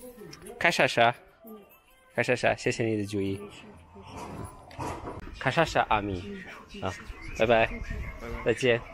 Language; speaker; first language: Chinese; non-native, learner; Turkish